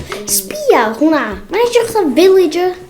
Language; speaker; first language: Welsh; native; Welsh